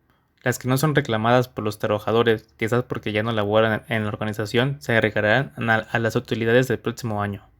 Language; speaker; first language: Spanish; native; Spanish